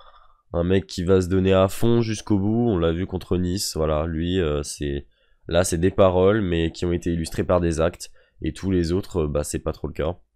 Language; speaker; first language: French; native; French